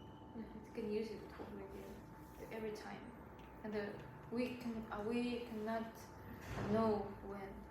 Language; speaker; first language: English; non-native, learner; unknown